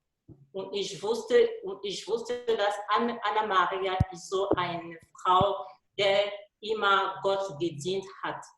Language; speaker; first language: German; non-native, learner; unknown